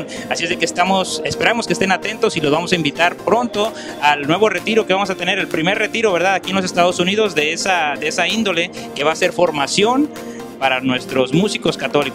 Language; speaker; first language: Spanish; native; Spanish